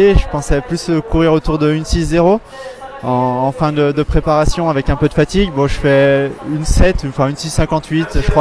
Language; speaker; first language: French; native; French